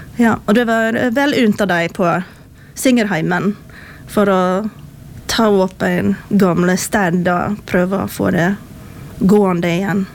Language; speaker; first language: Norwegian; non-native, fluent; English